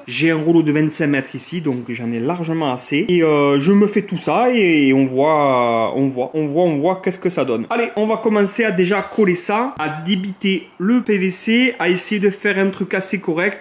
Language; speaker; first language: French; native; French